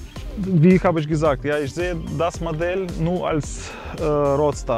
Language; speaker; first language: German; non-native, fluent; Russian